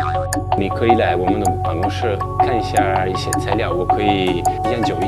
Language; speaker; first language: Chinese; non-native, learner; Italian